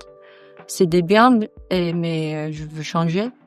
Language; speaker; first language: French; non-native, learner; Chinese